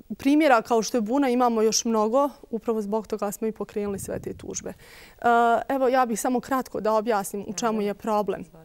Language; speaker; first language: Croatian; native; Croatian